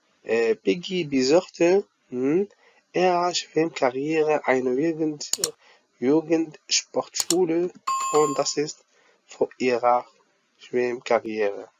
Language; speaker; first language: German; non-native, fluent; Arabic